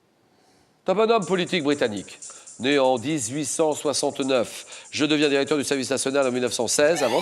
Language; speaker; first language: French; native; French